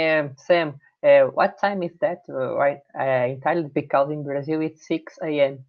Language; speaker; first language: English; non-native, learner; Portuguese